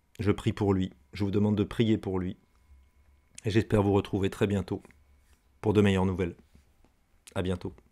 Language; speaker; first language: French; native; French